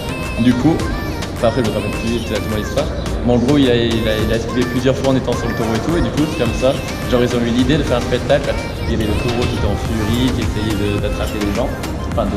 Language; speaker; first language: French; native; French